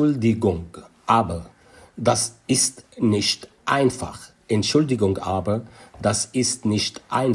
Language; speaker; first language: German; non-native, fluent; Arabic